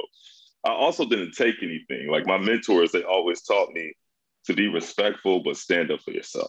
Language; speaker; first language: English; native; English